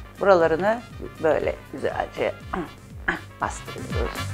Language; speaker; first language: Turkish; native; Turkish